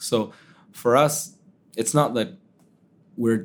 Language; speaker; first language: English; early bilingual, other home language; Spanish